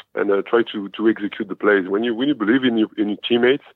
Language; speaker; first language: English; non-native, fluent; French